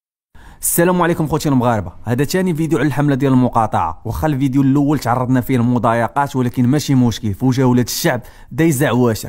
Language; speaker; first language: Arabic; native; Arabic